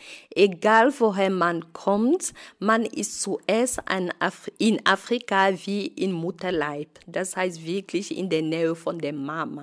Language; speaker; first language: German; non-native, fluent; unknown